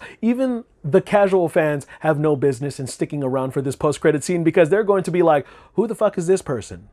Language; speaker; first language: English; native; English